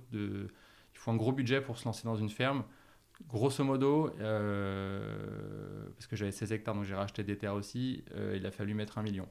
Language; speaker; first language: French; native; French